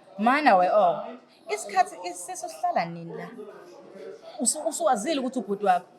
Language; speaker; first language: Zulu; native; Zulu